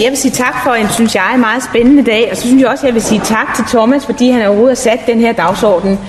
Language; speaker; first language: Danish; native; Danish